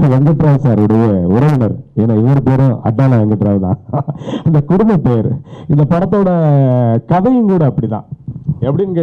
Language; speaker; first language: Tamil; native; Tamil